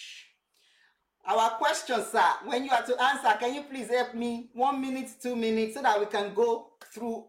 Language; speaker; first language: English; non-native, local second language; Yoruba